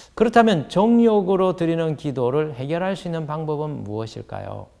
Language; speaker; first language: Korean; native; Korean